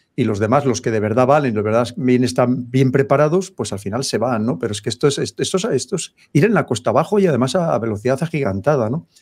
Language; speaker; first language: Spanish; native; Spanish